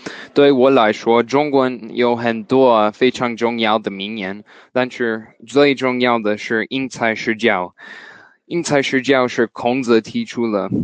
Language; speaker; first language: Chinese; non-native, learner; English